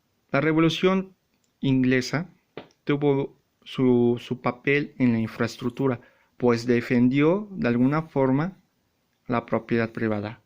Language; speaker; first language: Spanish; native; Spanish